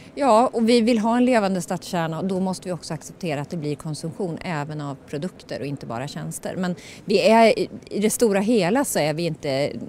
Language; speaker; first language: Swedish; native; Swedish